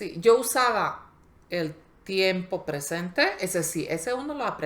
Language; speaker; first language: Spanish; non-native, fluent; Slovak